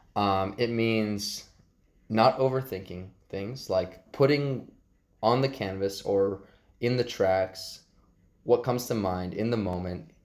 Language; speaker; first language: English; native; English